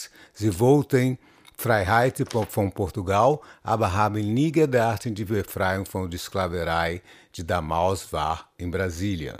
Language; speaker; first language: German; non-native, learner; Portuguese